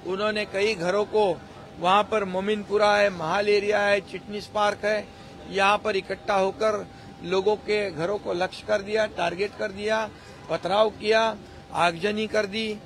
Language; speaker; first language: Hindi; non-native, local second language; Marathi